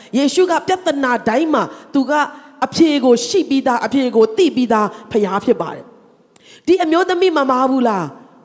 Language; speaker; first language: Burmese; non-native, local second language; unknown